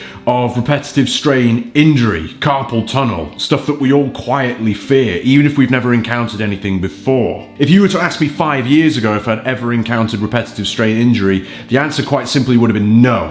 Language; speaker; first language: English; native; English